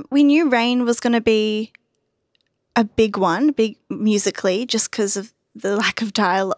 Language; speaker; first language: English; native; English